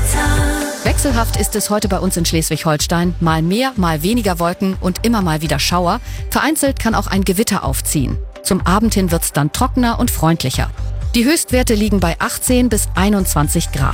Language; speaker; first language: German; native; German